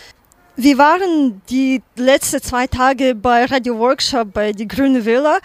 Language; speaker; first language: German; non-native, learner; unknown